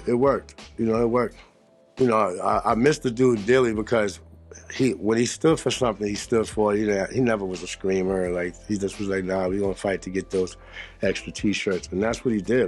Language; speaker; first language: English; native; English